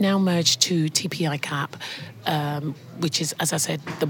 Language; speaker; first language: English; native; English